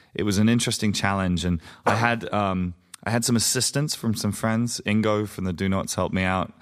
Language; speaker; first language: English; native; English